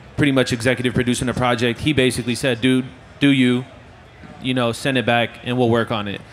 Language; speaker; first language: English; native; English